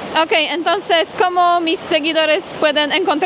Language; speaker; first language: Spanish; non-native, fluent; Polish